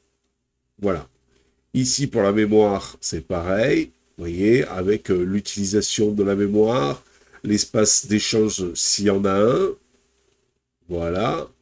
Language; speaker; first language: French; native; French